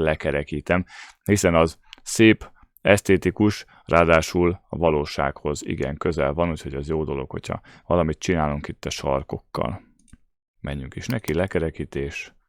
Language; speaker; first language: Hungarian; native; Hungarian